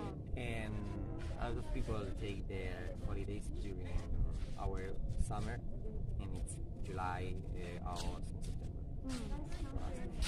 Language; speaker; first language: English; non-native, learner; Spanish